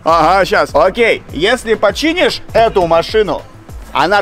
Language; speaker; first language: Russian; native; Russian